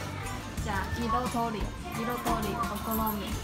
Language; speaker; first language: Japanese; non-native, learner; Chinese